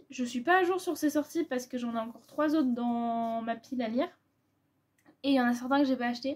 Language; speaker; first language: French; native; French